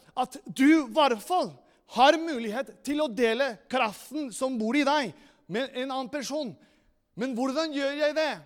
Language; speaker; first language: Norwegian; non-native, fluent; Spanish